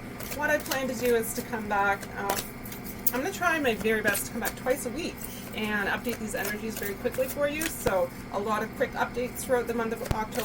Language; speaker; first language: English; native; English